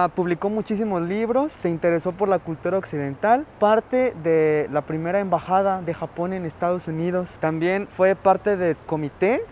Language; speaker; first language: Spanish; native; Spanish